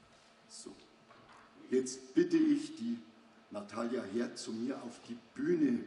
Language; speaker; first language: German; native; German